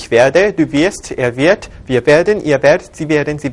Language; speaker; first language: German; non-native, fluent; Korean